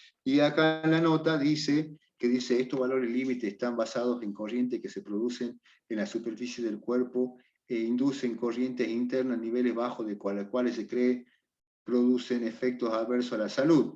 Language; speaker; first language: Spanish; native; Spanish